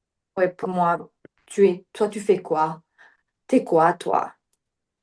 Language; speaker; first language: French; non-native, learner; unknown